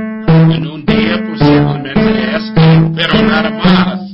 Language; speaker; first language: Spanish; non-native, learner; English